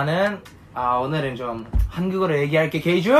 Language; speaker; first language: Korean; non-native, fluent; Japanese